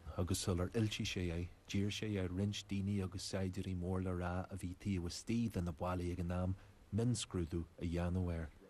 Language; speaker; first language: Irish; native; Irish